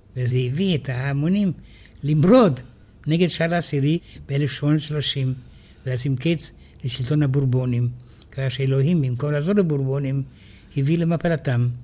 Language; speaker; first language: Hebrew; non-native, fluent; Romanian